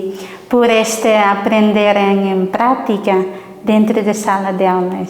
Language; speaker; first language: Portuguese; non-native, learner; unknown